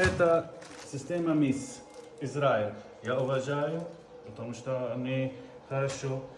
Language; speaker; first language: Russian; non-native, local second language; Ukrainian